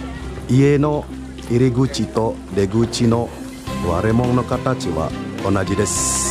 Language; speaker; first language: Japanese; non-native, learner; Indonesian